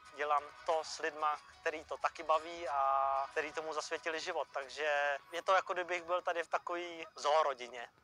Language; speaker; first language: Czech; early bilingual, other home language; Vietnamese